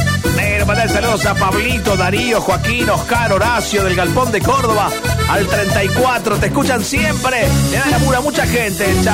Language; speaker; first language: Spanish; native; Spanish